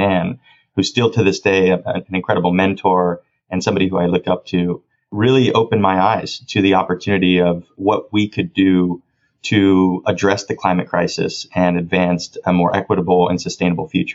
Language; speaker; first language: English; native; English